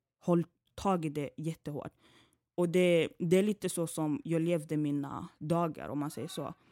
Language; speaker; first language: Swedish; early bilingual, other home language; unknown